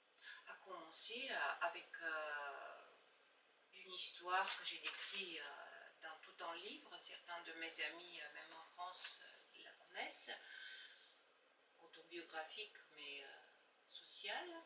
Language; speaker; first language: French; non-native, fluent; Bulgarian